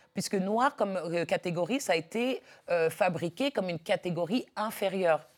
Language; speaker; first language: French; early bilingual, other home language; Dyula